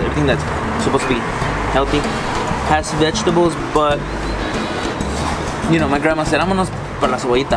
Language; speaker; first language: English; early bilingual, other home language; Spanish